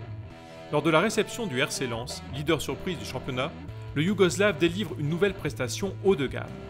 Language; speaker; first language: French; native; French